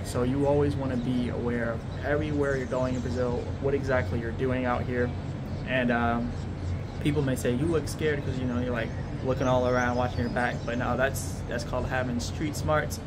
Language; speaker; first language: English; native; English